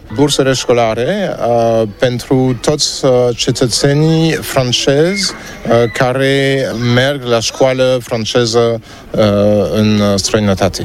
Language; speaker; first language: Romanian; non-native, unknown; French